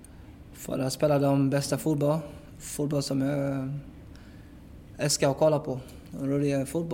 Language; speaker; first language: Swedish; non-native, fluent; English